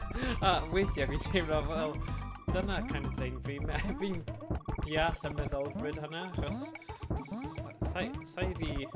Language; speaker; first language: Welsh; native; Welsh